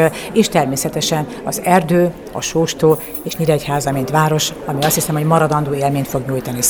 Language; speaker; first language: Hungarian; native; Hungarian